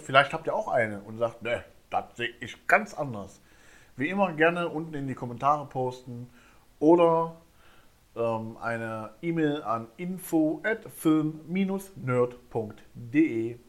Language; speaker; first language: German; native; German